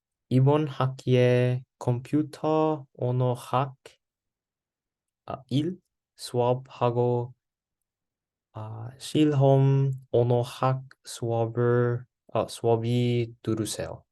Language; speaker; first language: Korean; non-native, learner; English